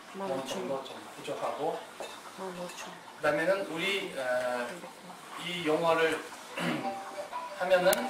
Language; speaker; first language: Korean; non-native, fluent; Kyrgyz